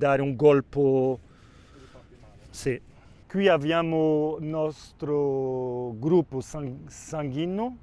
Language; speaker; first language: Italian; non-native, local second language; Spanish